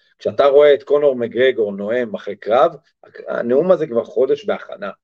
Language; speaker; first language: Hebrew; early bilingual, other home language; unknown